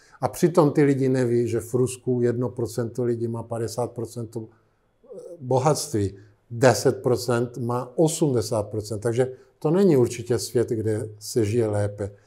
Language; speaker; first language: Czech; non-native, fluent; Italian